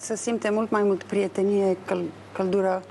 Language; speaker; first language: Romanian; non-native, fluent; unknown